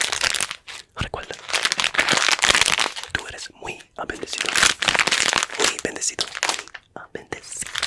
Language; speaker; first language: Spanish; non-native, fluent; English